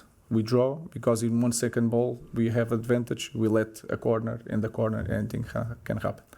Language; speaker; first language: English; non-native, fluent; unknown